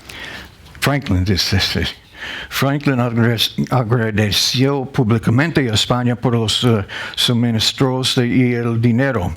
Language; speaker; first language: Spanish; non-native, learner; English